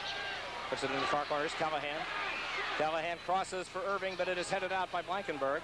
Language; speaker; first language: English; native; English